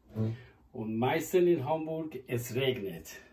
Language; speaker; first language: German; non-native, learner; Persian